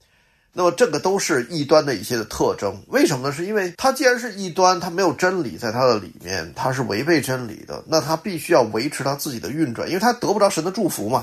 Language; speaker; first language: Chinese; native; Chinese